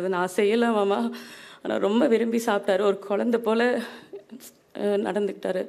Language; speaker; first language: Tamil; native; Tamil